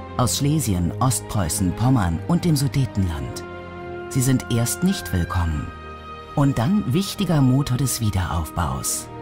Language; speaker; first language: German; native; German